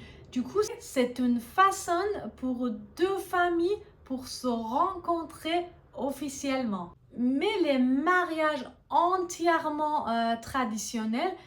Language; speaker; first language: French; non-native, fluent; Persian